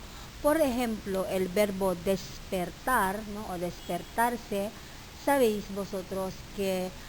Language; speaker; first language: Spanish; non-native, fluent; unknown